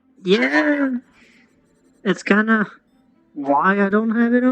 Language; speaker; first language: English; native; English